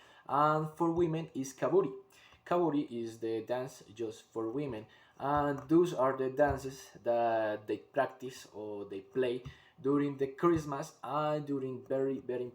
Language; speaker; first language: English; non-native, learner; Spanish